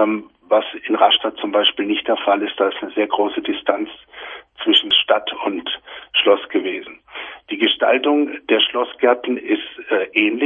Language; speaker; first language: German; native; German